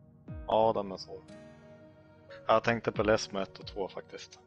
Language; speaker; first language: Swedish; native; Swedish